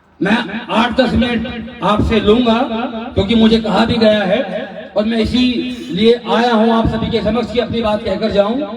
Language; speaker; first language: Hindi; native; Hindi